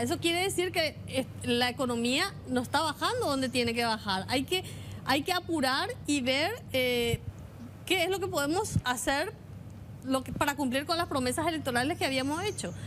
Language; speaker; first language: Spanish; native; Spanish